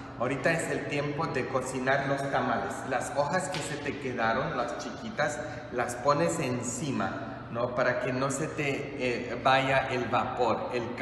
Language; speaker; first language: Spanish; non-native, fluent; English